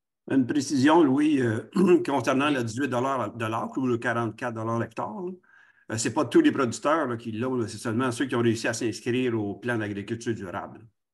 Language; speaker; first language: French; native; French